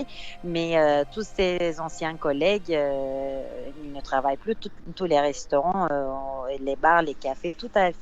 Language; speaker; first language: French; non-native, fluent; Turkish